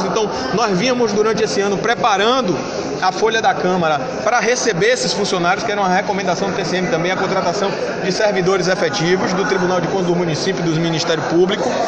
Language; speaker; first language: Portuguese; native; Portuguese